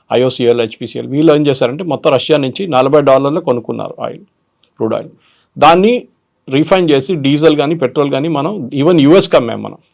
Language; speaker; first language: Telugu; non-native, local second language; Malayalam